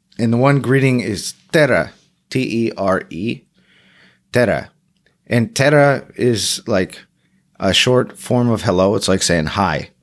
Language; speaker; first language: English; native; English